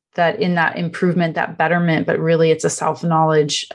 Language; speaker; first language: English; non-native, fluent; Italian